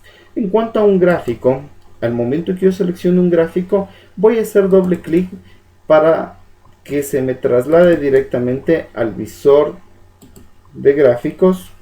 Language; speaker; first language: Spanish; native; Spanish